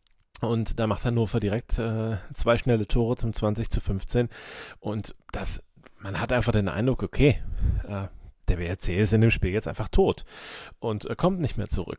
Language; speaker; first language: German; native; German